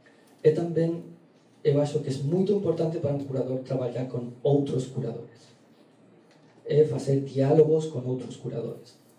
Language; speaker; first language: Portuguese; non-native, learner; Galician